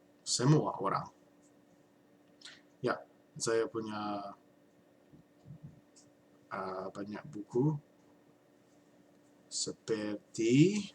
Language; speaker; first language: Indonesian; non-native, learner; English